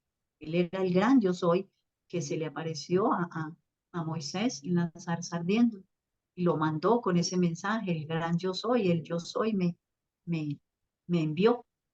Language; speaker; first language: Spanish; native; Spanish